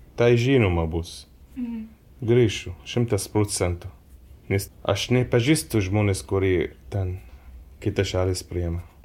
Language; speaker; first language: Lithuanian; non-native, learner; Arabic